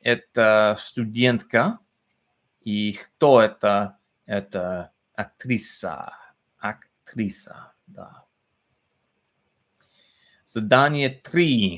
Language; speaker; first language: Russian; non-native, learner; English